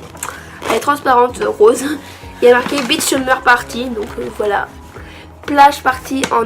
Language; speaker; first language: French; native; French